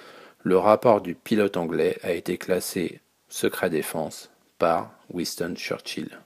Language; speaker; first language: French; native; French